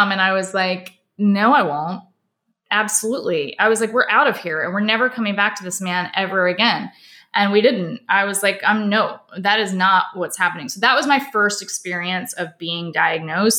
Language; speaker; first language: English; native; English